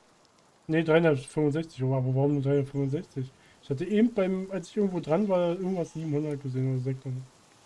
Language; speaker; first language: German; native; German